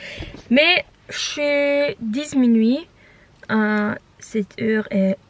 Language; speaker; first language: French; non-native, learner; Norwegian